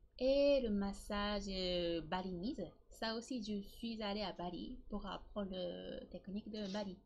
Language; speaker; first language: French; non-native, learner; Japanese